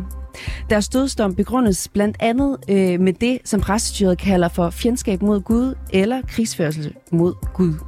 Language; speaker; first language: Danish; native; Danish